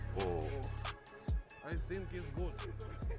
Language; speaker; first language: English; non-native, learner; Russian